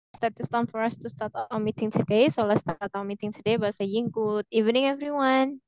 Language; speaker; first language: English; non-native, fluent; Indonesian